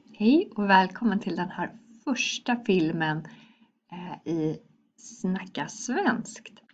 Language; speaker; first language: Swedish; native; Swedish